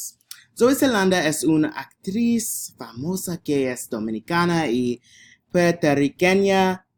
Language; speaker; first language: Spanish; non-native, learner; English